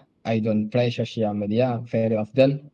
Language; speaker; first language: English; non-native, learner; Indonesian